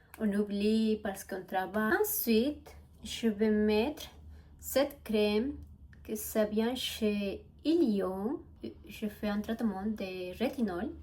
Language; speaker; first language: French; non-native, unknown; Spanish